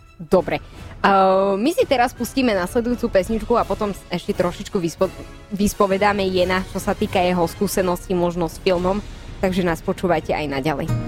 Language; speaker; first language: Slovak; native; Slovak